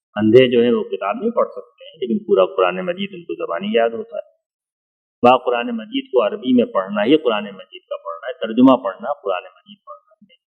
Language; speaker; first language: Urdu; native; Urdu